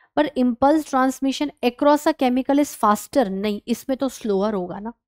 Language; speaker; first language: Hindi; native; Hindi